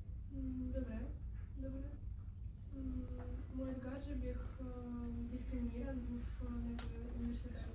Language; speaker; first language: Bulgarian; non-native, learner; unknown